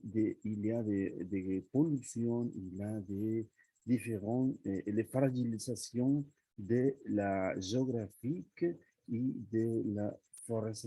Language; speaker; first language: French; non-native, learner; Spanish